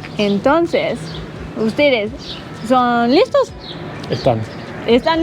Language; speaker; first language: Spanish; non-native, learner; English